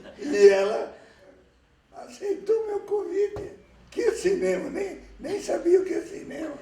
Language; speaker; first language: Portuguese; early bilingual, other home language; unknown